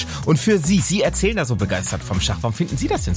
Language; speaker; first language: German; native; German